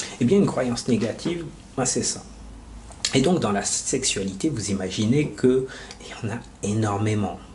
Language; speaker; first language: French; native; French